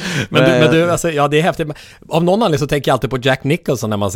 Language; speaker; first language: Swedish; native; Swedish